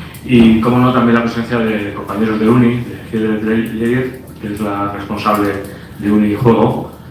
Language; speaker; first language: Spanish; native; Spanish